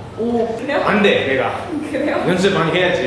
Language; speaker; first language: Korean; non-native, learner; English